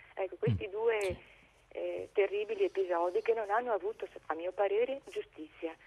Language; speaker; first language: Italian; native; Italian